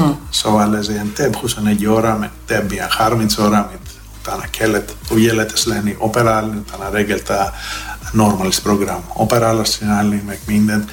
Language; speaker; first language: Hungarian; non-native, fluent; Greek